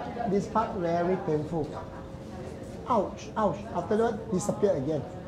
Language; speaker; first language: English; non-native, local second language; Chinese